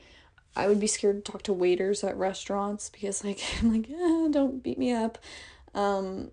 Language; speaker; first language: English; native; English